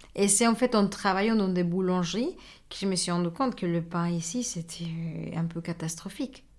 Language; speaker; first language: French; non-native, fluent; Spanish